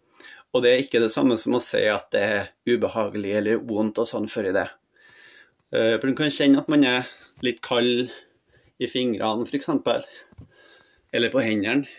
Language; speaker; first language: Norwegian; native; Norwegian